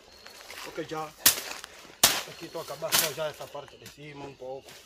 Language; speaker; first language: Portuguese; non-native, learner; Vietnamese